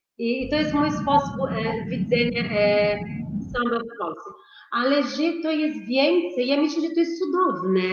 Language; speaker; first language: Polish; non-native, fluent; Portuguese